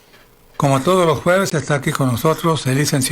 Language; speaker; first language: Spanish; native; Spanish